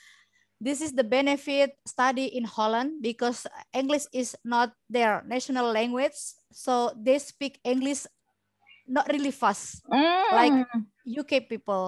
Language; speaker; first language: English; non-native, learner; Indonesian